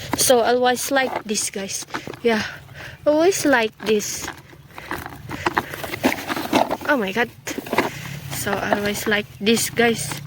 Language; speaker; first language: English; non-native, learner; Indonesian